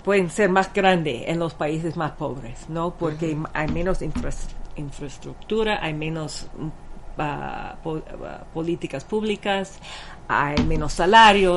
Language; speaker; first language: Spanish; non-native, fluent; English